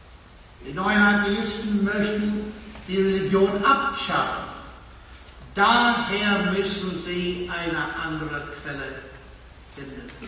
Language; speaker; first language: German; non-native, fluent; English